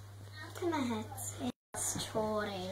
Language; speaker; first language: Hungarian; early bilingual, heritage; Hungarian